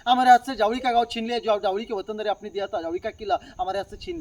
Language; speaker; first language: Hindi; non-native, local second language; Marathi